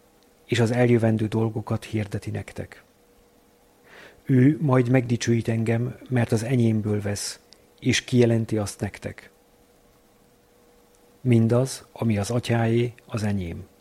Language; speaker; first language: Hungarian; native; Hungarian